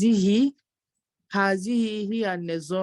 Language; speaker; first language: Arabic; non-native, learner; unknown